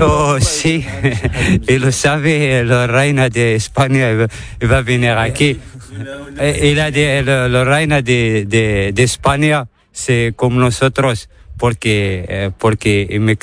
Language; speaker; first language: Spanish; non-native, learner; Arabic